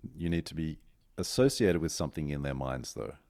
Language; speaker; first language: English; native; English